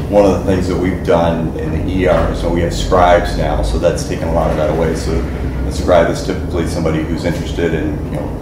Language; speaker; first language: English; native; English